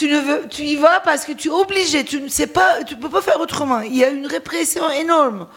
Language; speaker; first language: French; non-native, fluent; Turkish